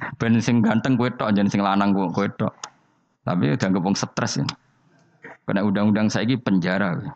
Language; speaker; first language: Indonesian; non-native, local second language; Javanese